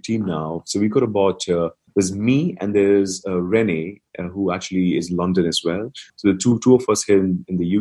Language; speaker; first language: English; non-native, local second language; Hindi